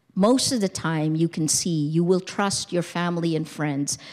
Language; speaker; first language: English; early bilingual, other home language; Filipino